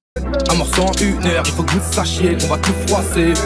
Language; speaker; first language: French; native; French